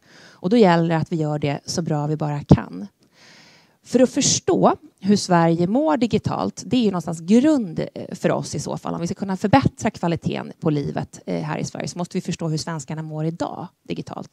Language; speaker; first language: Swedish; native; Swedish